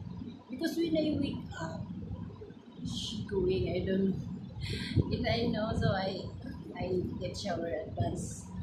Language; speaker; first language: English; non-native, learner; Filipino